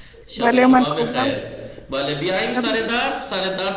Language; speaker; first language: Persian; non-native, fluent; Urdu